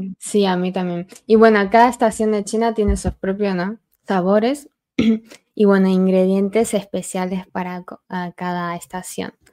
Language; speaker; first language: Spanish; native; Spanish